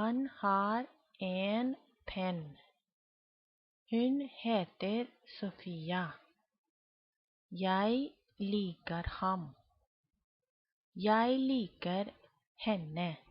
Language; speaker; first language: Norwegian; non-native, fluent; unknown